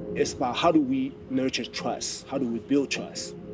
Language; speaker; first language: English; early bilingual, other home language; Chinese